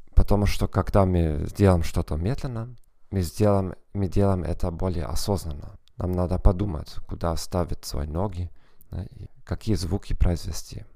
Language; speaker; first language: Russian; non-native, fluent; German